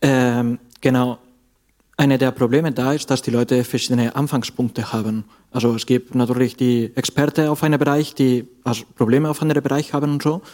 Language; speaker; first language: German; non-native, fluent; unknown